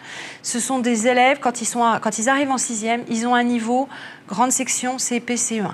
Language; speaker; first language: French; native; French